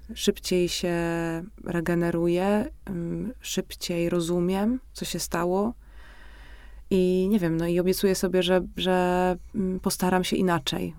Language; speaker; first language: Polish; native; Polish